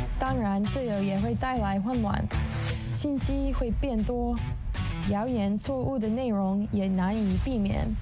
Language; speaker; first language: Chinese; non-native, fluent; English